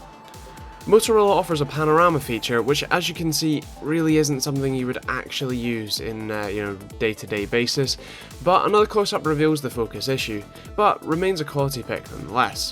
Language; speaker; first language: English; native; English